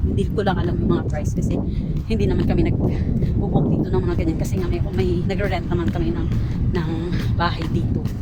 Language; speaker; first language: Filipino; native; Filipino